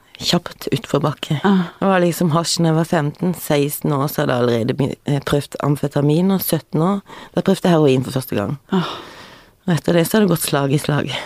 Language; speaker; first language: Norwegian; native; Norwegian